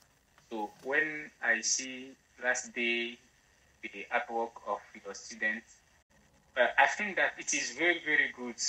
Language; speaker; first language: English; non-native, learner; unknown